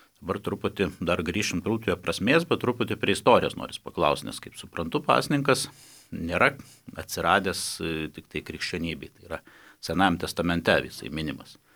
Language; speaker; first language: Lithuanian; native; Lithuanian